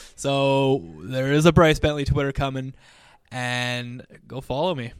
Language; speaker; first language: English; native; English